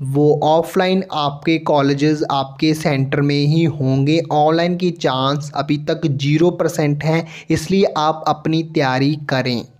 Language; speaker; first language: Hindi; non-native, local second language; Punjabi